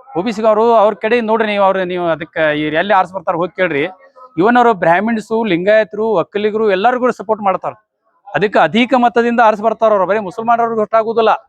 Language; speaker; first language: Kannada; non-native, local second language; Urdu